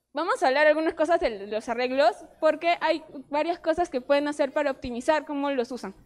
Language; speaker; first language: Spanish; native; Spanish